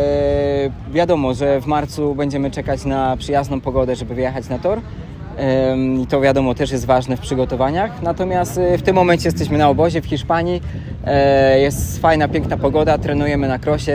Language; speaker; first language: Polish; native; Polish